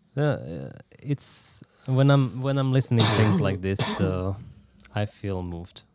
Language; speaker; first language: English; non-native, fluent; Slovak